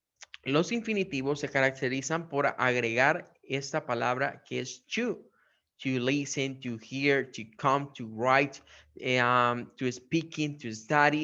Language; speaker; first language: Spanish; native; Spanish